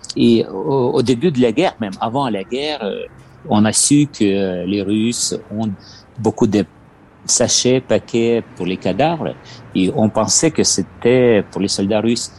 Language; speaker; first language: French; non-native, learner; Ukrainian